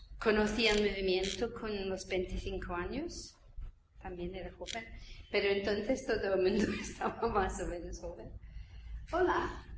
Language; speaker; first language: Spanish; non-native, fluent; English